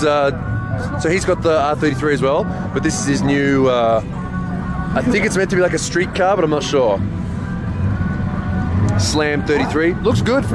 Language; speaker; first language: English; native; English